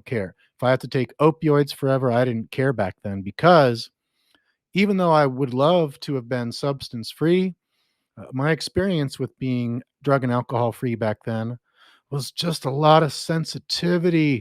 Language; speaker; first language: English; native; English